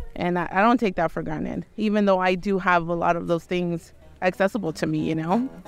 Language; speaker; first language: English; native; English